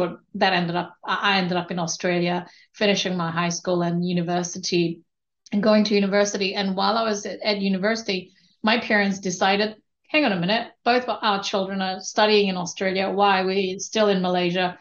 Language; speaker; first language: English; non-native, local second language; Korean